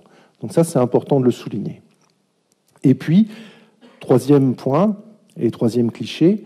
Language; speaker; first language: French; native; French